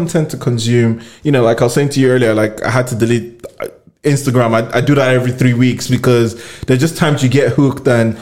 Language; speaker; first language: English; non-native, local second language; Yoruba